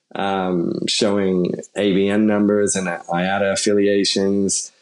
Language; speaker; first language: English; native; English